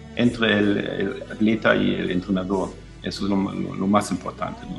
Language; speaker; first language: Spanish; non-native, fluent; German